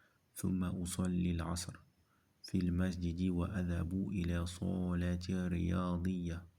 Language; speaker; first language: Arabic; non-native, fluent; French